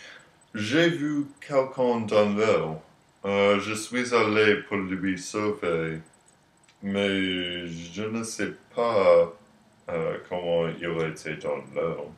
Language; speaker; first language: French; non-native, learner; English